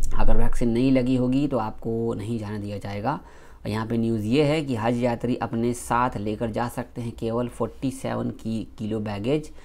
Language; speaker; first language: Hindi; native; Hindi